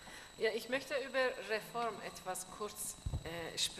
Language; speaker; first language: German; non-native, fluent; Persian